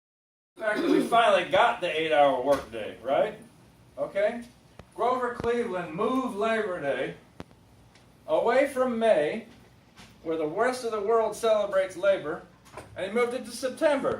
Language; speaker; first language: English; native; English